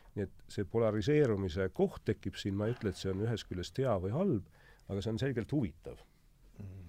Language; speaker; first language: Estonian; native; Estonian